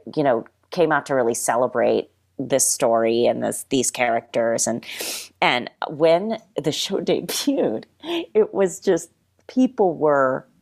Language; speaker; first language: English; native; English